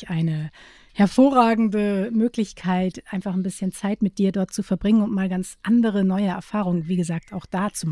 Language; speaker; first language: German; native; German